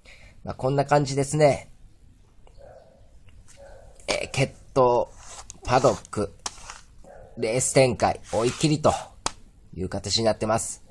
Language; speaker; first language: Japanese; native; Japanese